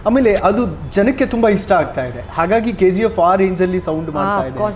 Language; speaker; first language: Kannada; native; Kannada